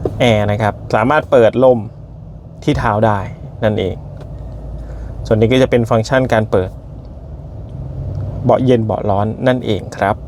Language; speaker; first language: Thai; native; Thai